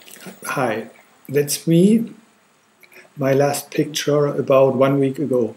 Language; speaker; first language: English; non-native, learner; German